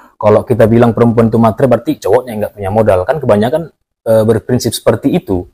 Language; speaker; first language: Indonesian; native; Indonesian